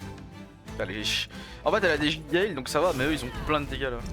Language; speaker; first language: French; native; French